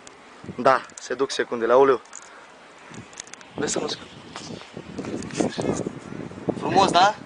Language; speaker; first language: Romanian; native; Romanian